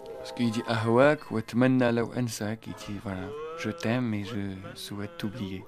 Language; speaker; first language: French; non-native, local second language; Arabic